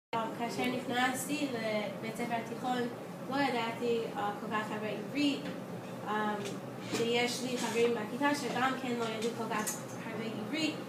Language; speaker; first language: Hebrew; early bilingual, other home language; English